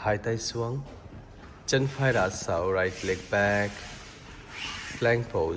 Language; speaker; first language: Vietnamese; non-native, learner; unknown